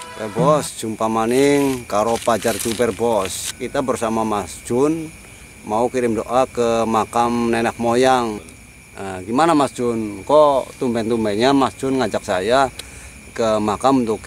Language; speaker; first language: Indonesian; non-native, local second language; Javanese